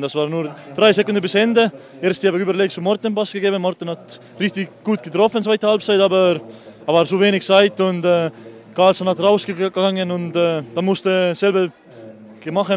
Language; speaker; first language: German; non-native, learner; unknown